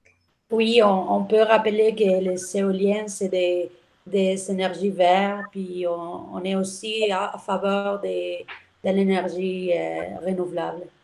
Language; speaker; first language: French; non-native, learner; Spanish